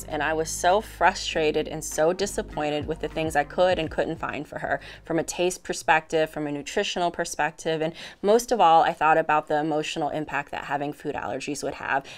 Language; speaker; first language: English; native; English